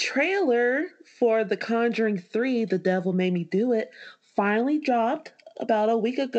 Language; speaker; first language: English; native; English